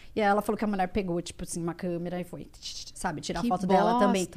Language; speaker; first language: Portuguese; native; Portuguese